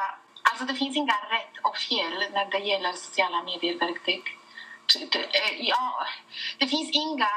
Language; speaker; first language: Swedish; non-native, fluent; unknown